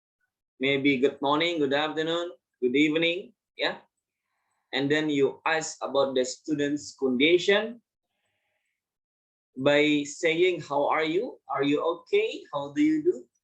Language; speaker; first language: English; non-native, fluent; Indonesian